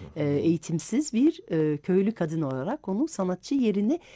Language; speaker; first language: Turkish; non-native, fluent; French